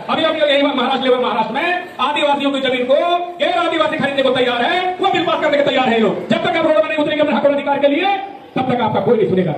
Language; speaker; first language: Hindi; non-native, local second language; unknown